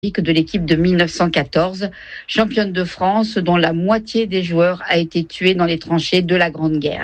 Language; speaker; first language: French; native; French